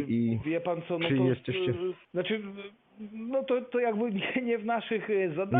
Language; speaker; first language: Polish; native; Polish